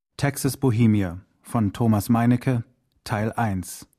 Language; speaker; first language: German; native; German